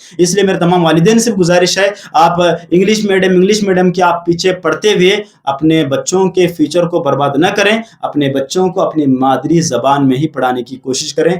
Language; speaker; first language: Urdu; native; Urdu